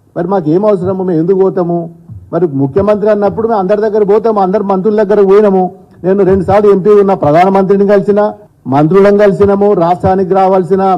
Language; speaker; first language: Telugu; native; Telugu